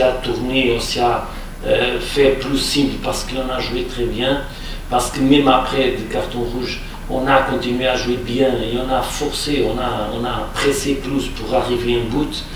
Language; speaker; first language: French; non-native, fluent; Portuguese